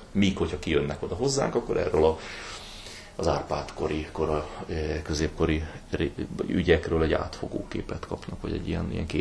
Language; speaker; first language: Hungarian; native; Hungarian